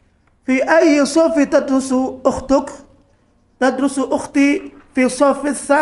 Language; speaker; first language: Arabic; non-native, learner; Indonesian